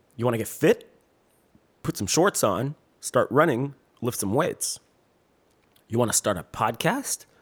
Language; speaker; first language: English; non-native, fluent; French